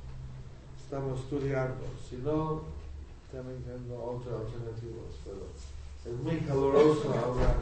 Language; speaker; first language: Spanish; non-native, learner; English